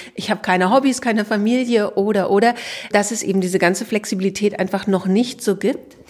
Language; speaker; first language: German; non-native, fluent; Norwegian